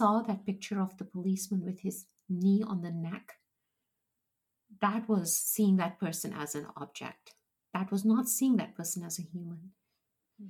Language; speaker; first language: English; non-native, local second language; Punjabi